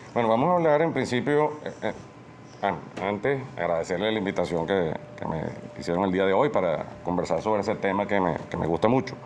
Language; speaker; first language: Spanish; native; Spanish